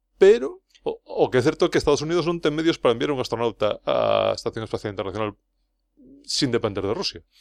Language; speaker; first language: Galician; non-native, local second language; Spanish